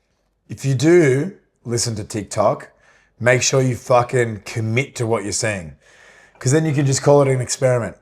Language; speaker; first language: English; native; English